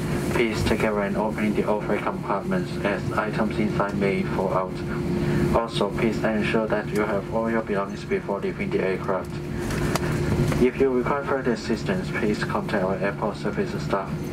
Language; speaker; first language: English; non-native, local second language; Cantonese